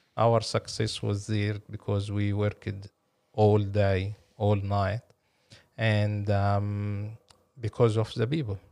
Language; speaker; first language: English; non-native, fluent; Arabic